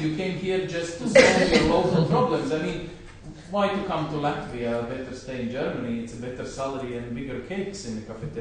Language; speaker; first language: English; non-native, fluent; Latvian